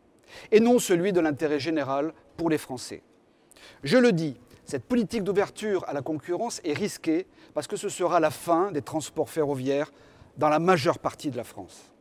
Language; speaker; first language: French; native; French